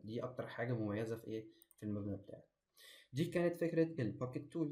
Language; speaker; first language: Arabic; native; Arabic